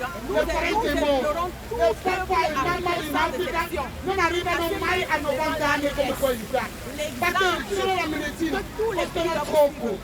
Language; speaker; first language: Italian; non-native, learner; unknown